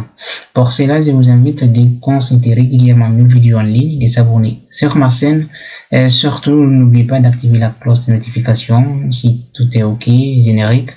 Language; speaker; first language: French; non-native, local second language; Fula